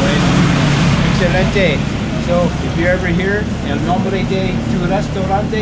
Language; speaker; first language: Spanish; non-native, learner; English